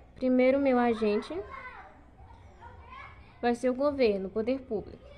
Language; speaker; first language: Portuguese; native; Portuguese